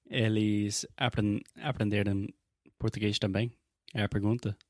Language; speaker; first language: Portuguese; non-native, fluent; English